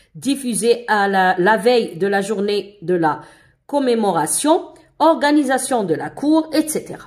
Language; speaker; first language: French; non-native, local second language; Arabic